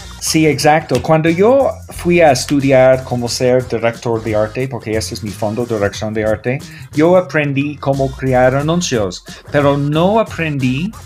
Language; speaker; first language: Spanish; non-native, learner; English